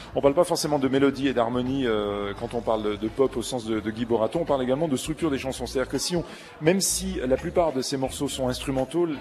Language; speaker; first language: French; native; French